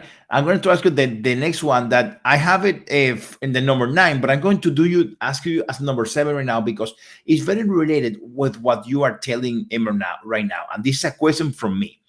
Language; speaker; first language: English; non-native, fluent; Spanish